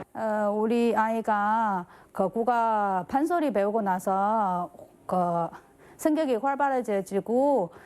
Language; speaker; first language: Korean; non-native, fluent; Filipino